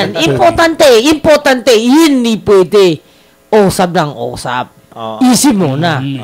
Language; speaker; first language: Filipino; non-native, learner; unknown